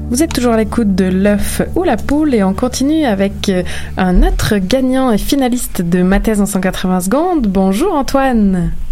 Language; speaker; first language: French; native; French